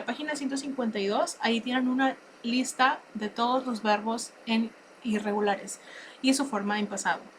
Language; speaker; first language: Spanish; native; Spanish